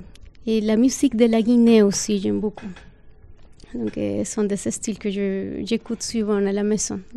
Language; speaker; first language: French; non-native, fluent; Spanish